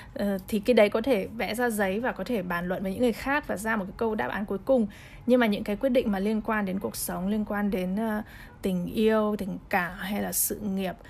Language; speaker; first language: Vietnamese; early bilingual, heritage; Vietnamese